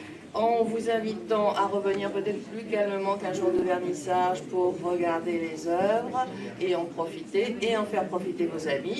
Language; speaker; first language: French; native; French